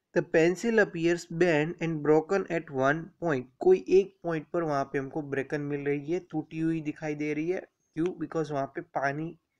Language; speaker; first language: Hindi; non-native, local second language; Gujarati